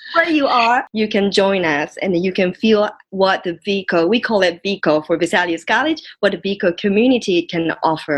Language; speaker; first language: English; non-native, fluent; Japanese